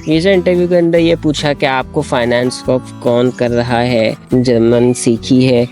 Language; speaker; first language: Urdu; native; Urdu